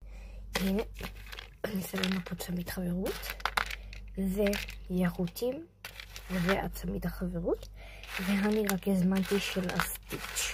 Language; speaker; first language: Hebrew; native; Hebrew